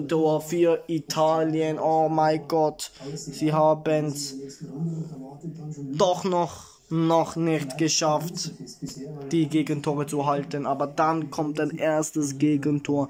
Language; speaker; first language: German; early bilingual, other home language; Italian